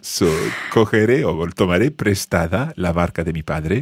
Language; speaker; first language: Spanish; non-native, fluent; English